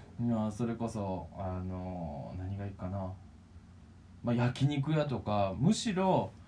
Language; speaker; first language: Japanese; native; Japanese